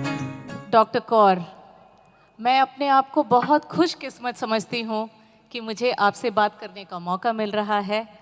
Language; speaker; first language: Hindi; native; Hindi